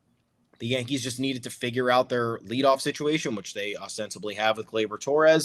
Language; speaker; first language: English; native; English